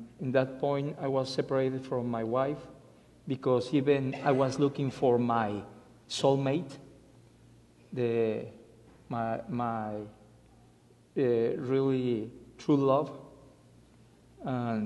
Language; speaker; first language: English; non-native, fluent; Spanish